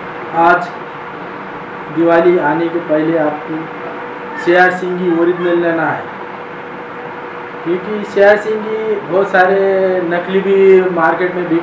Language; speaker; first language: Hindi; non-native, local second language; Marathi